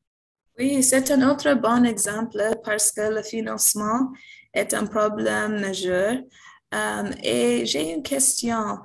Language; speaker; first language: French; non-native, fluent; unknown